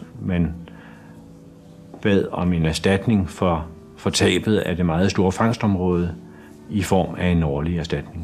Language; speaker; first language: Danish; native; Danish